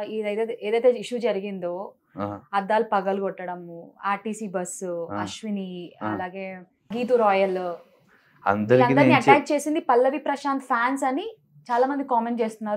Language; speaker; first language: Telugu; native; Telugu